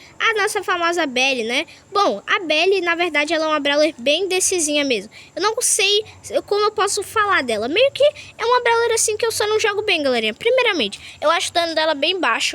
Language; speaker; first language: Portuguese; native; Portuguese